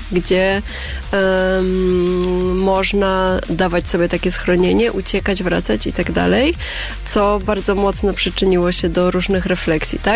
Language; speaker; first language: Polish; native; Polish